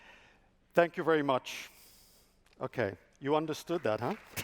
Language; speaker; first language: English; native; English